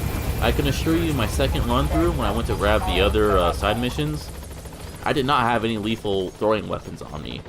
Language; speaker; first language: English; native; English